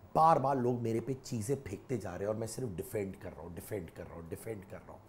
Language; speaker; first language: Hindi; native; Hindi